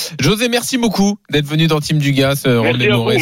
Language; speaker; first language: French; native; French